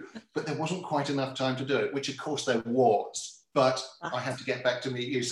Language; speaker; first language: English; native; English